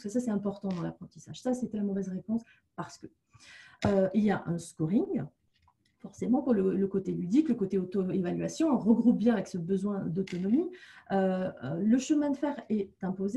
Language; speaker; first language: French; native; French